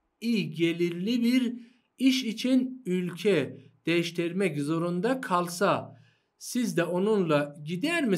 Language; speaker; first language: Turkish; non-native, fluent; Persian